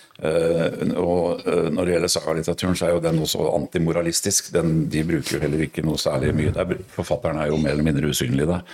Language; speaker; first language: Norwegian; native; Norwegian